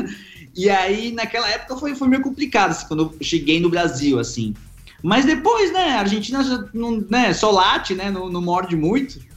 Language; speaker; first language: Portuguese; early bilingual, other home language; Spanish